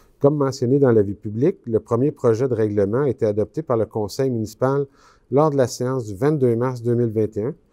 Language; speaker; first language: French; native; French